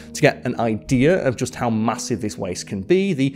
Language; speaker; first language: English; native; English